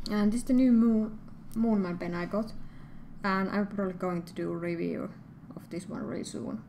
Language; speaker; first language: English; non-native, fluent; Finnish